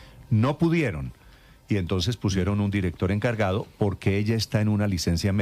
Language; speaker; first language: Spanish; native; Spanish